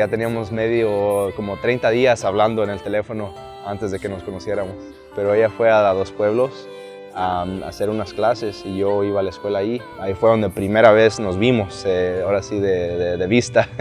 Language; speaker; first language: Spanish; early bilingual, other home language; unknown